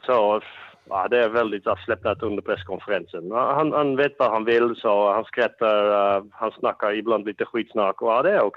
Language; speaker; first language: Swedish; non-native, fluent; Dutch